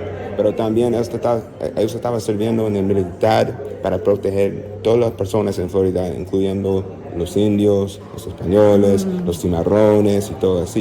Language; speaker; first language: Spanish; non-native, learner; English